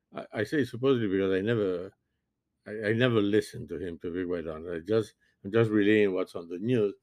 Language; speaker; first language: English; non-native, fluent; French